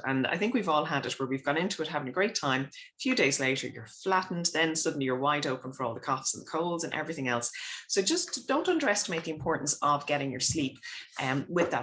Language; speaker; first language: English; native; English